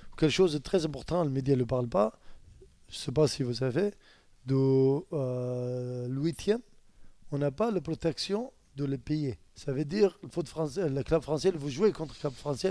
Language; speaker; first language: French; non-native, learner; Arabic